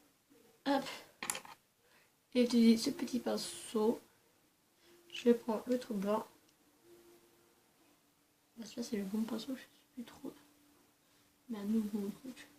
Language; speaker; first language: French; early bilingual, other home language; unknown